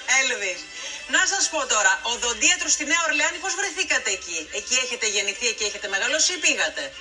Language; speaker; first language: Greek; native; Greek